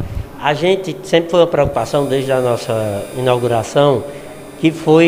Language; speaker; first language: Portuguese; native; Portuguese